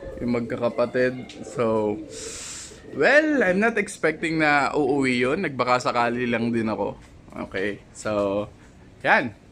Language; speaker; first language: Filipino; native; Filipino